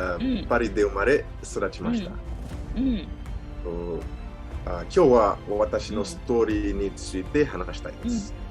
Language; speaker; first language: Japanese; non-native, learner; French